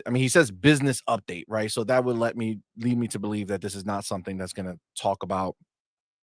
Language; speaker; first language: English; native; English